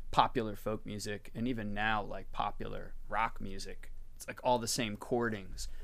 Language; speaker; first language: English; native; English